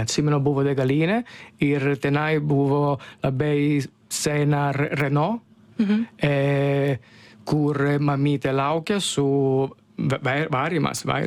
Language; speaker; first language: Lithuanian; non-native, learner; Italian